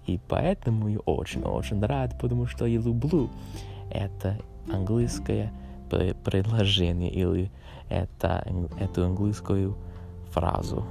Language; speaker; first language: Russian; non-native, learner; English